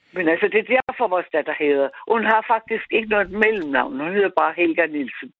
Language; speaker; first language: Danish; non-native, fluent; German